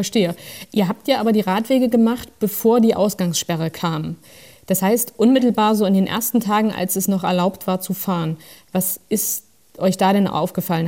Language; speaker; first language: German; native; German